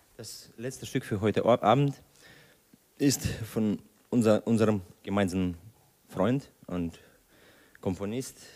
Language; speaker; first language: German; non-native, fluent; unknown